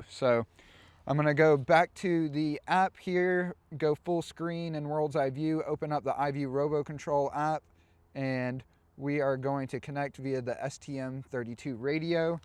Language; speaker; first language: English; native; English